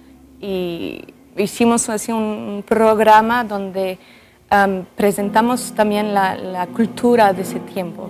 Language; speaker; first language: Spanish; non-native, fluent; French